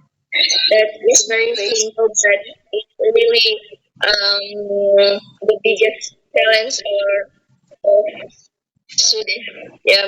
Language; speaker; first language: English; non-native, learner; Indonesian